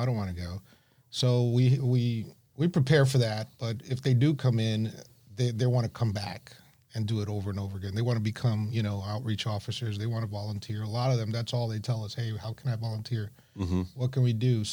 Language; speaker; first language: English; native; English